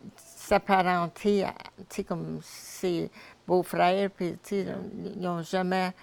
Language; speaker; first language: French; native; French